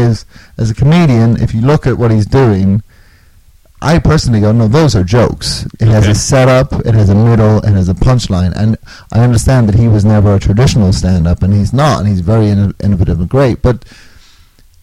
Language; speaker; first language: English; native; English